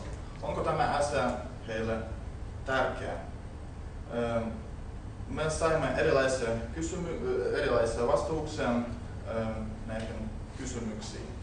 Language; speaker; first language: Finnish; non-native, learner; Russian